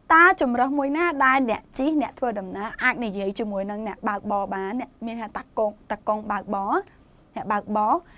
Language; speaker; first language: Khmer; native; Khmer